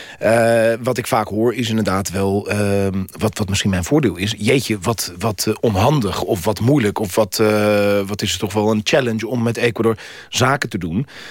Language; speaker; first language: Dutch; non-native, fluent; Spanish